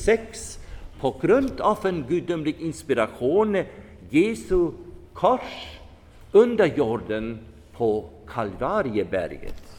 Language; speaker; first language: Swedish; non-native, fluent; German